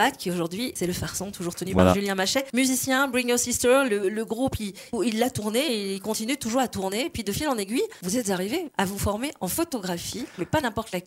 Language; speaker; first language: French; native; French